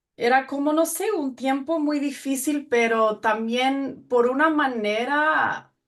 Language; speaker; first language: Spanish; early bilingual, other home language; English